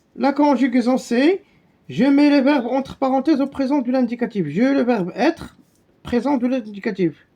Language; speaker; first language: French; non-native, local second language; Arabic